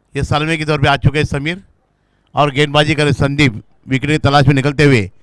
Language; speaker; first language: Hindi; non-native, local second language; Marathi